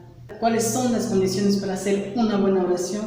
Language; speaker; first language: Spanish; native; Spanish